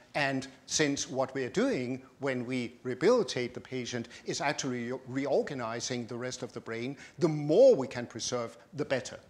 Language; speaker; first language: English; non-native, fluent; Danish